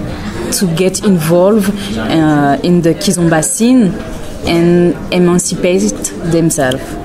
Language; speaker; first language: English; non-native, learner; French